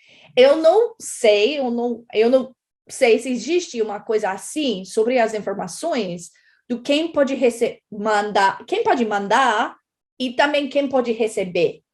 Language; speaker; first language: Portuguese; non-native, fluent; English